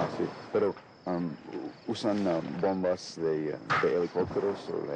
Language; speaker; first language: Spanish; non-native, fluent; English